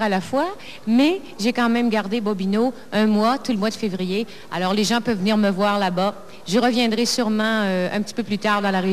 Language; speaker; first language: French; native; French